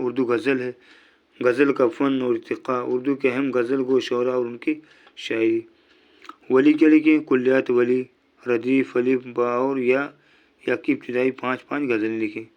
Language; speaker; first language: Urdu; native; Urdu